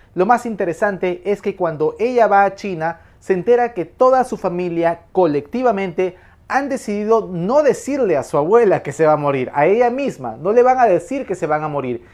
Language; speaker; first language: Spanish; native; Spanish